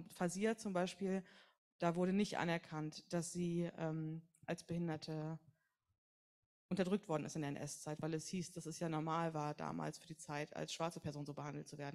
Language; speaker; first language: German; native; German